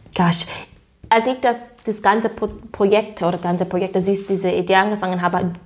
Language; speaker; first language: German; non-native, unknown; English